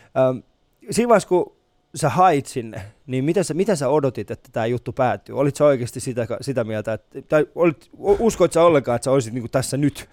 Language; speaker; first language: Finnish; early bilingual, other home language; Persian